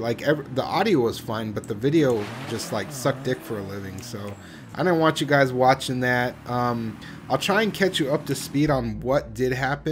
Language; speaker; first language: English; native; English